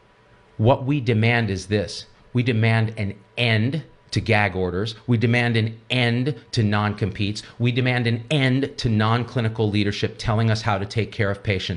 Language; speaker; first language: English; native; English